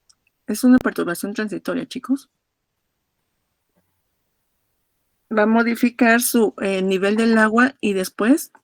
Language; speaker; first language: Spanish; native; Spanish